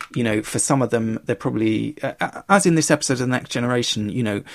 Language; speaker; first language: English; native; English